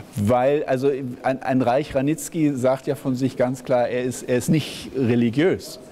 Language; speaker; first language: German; native; German